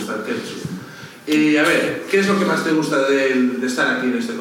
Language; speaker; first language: Spanish; native; Spanish